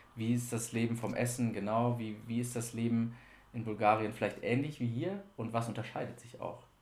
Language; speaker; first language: German; native; German